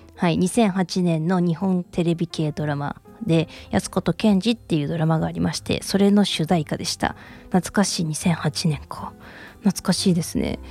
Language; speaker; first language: Japanese; native; Japanese